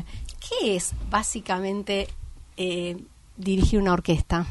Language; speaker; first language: Spanish; native; Spanish